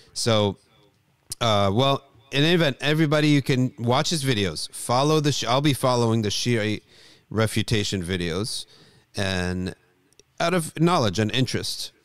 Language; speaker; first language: English; native; English